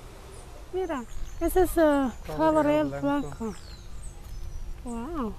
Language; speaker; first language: Spanish; non-native, learner; Somali